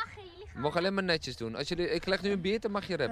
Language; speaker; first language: Dutch; native; Dutch